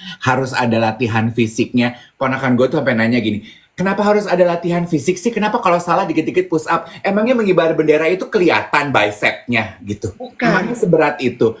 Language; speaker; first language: Indonesian; native; Indonesian